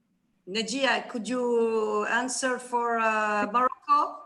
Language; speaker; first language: English; non-native, fluent; Arabic